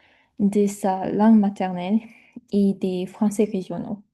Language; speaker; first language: French; non-native, fluent; English